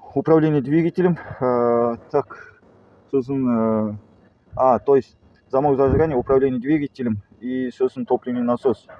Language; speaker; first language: Russian; non-native, local second language; Kazakh